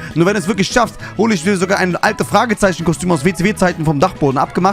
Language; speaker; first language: German; native; German